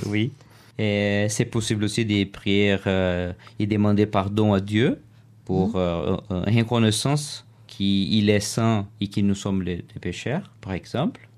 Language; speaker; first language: French; non-native, learner; Portuguese